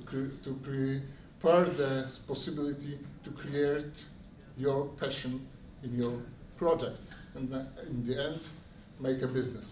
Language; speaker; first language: English; non-native, learner; Polish